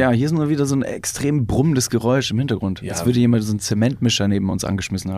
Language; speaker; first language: German; native; German